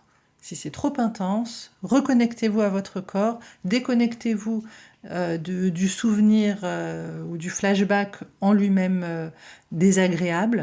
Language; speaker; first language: French; native; French